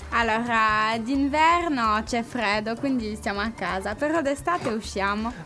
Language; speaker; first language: Italian; non-native, fluent; French